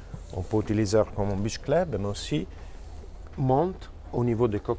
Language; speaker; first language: French; non-native, fluent; Italian